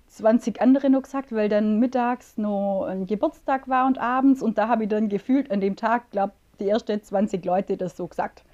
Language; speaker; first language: German; native; German